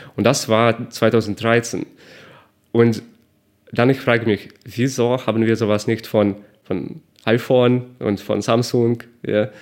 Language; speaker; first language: German; non-native, fluent; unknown